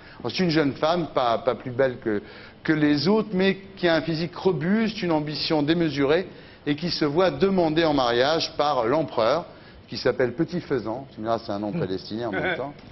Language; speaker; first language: French; native; French